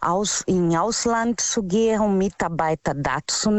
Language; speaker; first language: German; non-native, learner; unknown